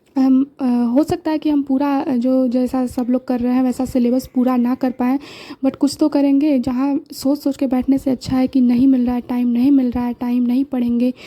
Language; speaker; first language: Hindi; native; Hindi